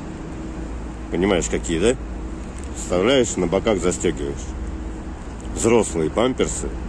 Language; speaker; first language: Russian; native; Russian